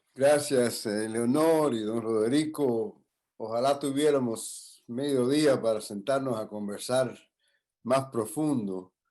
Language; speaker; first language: Spanish; non-native, fluent; English